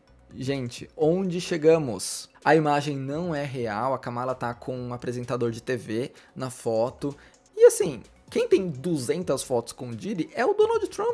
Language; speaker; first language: Portuguese; native; Portuguese